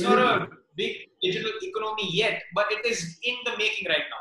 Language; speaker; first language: English; non-native, local second language; Gujarati